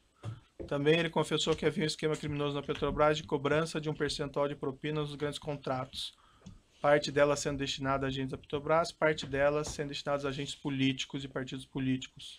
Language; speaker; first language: Portuguese; native; Portuguese